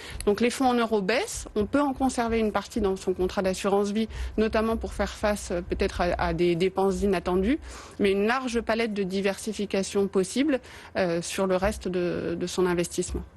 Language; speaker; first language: French; native; French